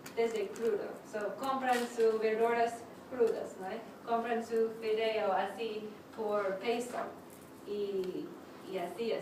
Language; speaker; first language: Spanish; non-native, fluent; English